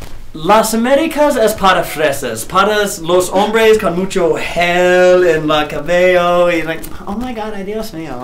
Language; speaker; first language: Spanish; non-native, learner; English